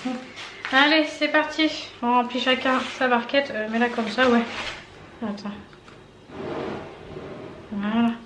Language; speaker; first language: French; native; French